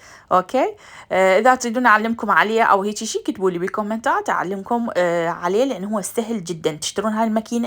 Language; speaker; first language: Arabic; native; Arabic